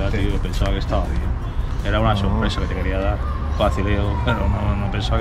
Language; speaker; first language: Spanish; native; Spanish